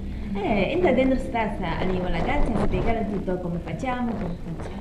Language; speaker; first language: Italian; non-native, learner; Chinese